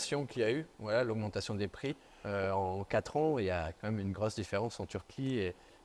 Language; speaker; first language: French; native; French